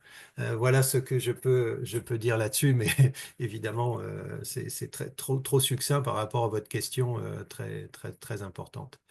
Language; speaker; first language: French; native; French